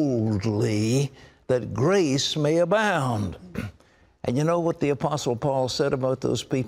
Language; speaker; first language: English; native; English